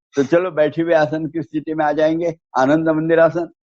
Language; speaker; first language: Hindi; non-native, local second language; Marathi